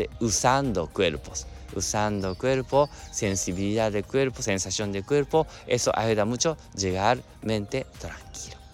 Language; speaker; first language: Spanish; non-native, learner; Japanese